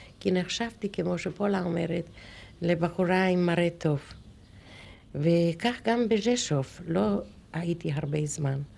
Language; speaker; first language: Hebrew; non-native, fluent; Polish